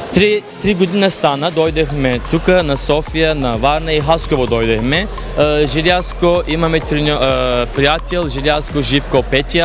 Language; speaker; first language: Bulgarian; non-native, local second language; Turkish